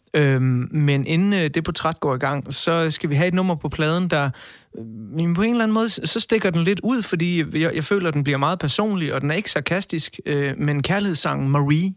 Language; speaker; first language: Danish; native; Danish